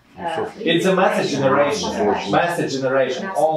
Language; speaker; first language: English; non-native, learner; Ukrainian